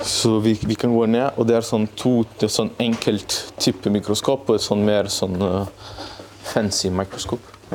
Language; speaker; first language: Norwegian; non-native, learner; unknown